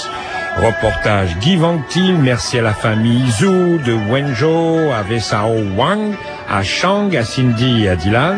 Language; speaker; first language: French; native; French